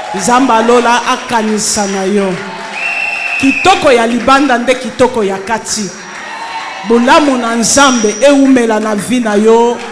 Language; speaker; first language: Lingala; non-native, local second language; Swahili